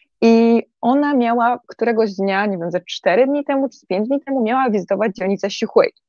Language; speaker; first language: Polish; native; Polish